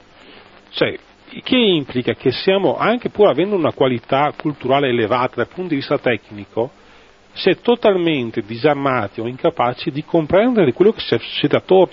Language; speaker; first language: Italian; native; Italian